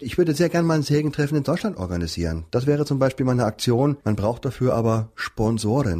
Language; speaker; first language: German; native; German